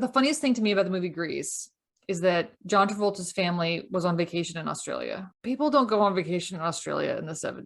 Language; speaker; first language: English; native; English